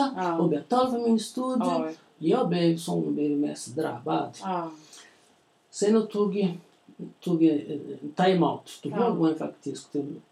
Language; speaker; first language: Swedish; non-native, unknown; Portuguese